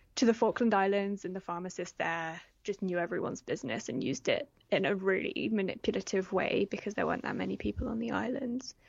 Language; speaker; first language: English; native; English